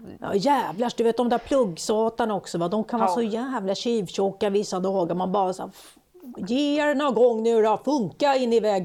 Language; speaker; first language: Swedish; native; Swedish